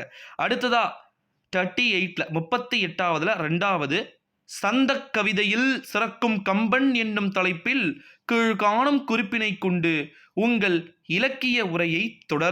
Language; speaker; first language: Tamil; native; Tamil